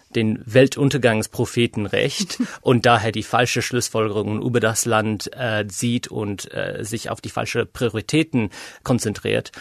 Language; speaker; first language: German; non-native, fluent; English